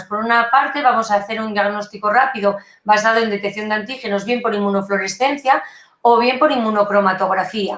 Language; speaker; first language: Spanish; native; Spanish